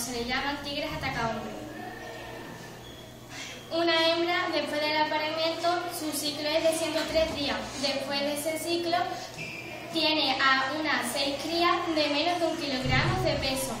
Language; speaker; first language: Spanish; native; Spanish